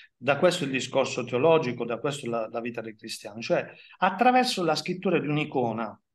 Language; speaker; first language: Italian; native; Italian